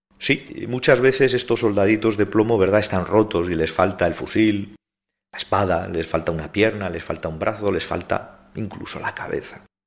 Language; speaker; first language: Spanish; native; Spanish